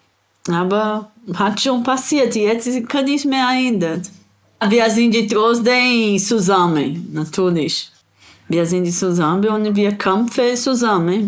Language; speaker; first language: German; non-native, learner; Portuguese